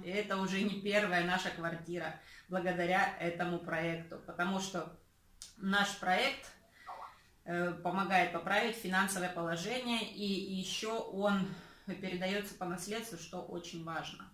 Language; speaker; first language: Russian; native; Russian